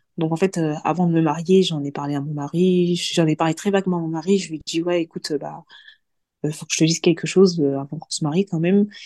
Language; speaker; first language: French; early bilingual, other home language; Mandingo